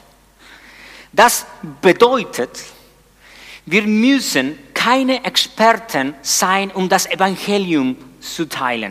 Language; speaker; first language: German; non-native, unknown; Spanish